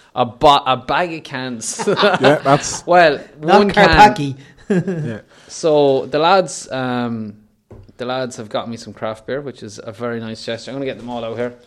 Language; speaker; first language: English; native; English